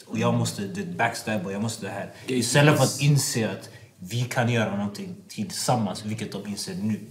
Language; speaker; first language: Swedish; non-native, local second language; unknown